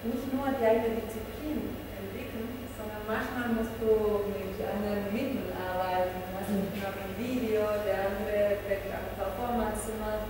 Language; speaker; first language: German; non-native, fluent; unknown